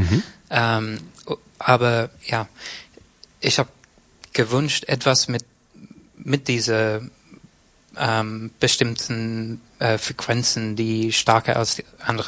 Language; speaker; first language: German; non-native, learner; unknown